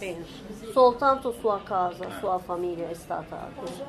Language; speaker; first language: Italian; non-native, fluent; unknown